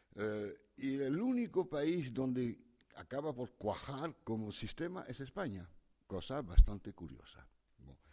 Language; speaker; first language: Spanish; non-native, fluent; French